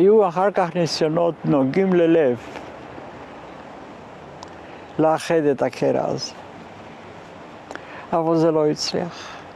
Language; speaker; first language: Hebrew; non-native, fluent; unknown